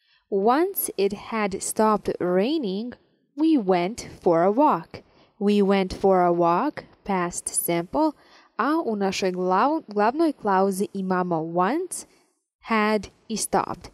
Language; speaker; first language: English; non-native, fluent; Serbian